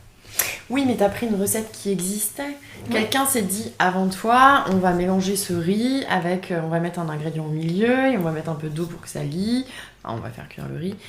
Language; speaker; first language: French; native; French